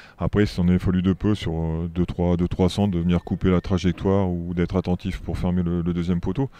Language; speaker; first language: French; native; French